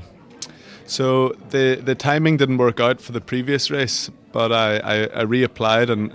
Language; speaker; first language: English; native; English